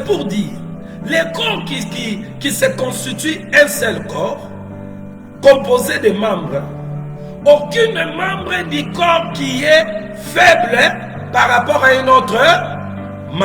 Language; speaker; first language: French; non-native, local second language; Lingala